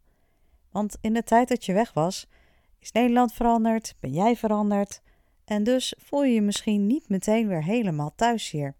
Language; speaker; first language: Dutch; native; Dutch